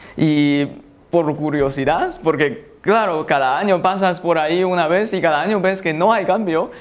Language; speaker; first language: Spanish; non-native, fluent; Chinese